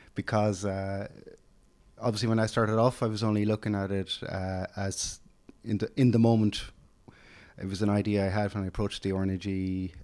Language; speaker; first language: English; native; English